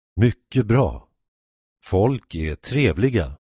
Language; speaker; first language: Swedish; non-native, fluent; Persian